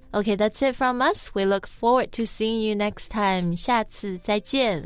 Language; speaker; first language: English; non-native, fluent; Chinese